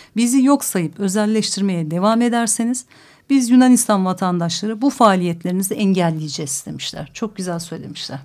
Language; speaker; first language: Turkish; native; Turkish